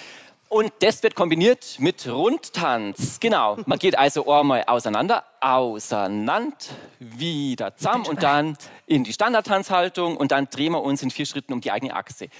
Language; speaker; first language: German; native; German